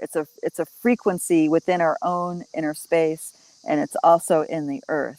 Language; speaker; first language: English; native; English